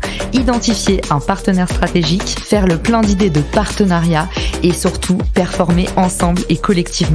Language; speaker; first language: French; native; French